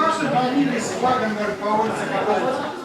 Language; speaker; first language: Russian; non-native, local second language; Bashkir